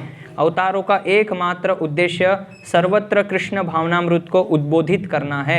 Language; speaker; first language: Hindi; native; Hindi